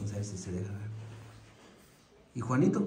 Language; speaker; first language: Spanish; native; Spanish